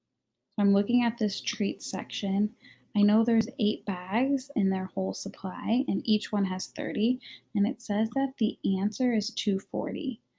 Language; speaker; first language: English; native; English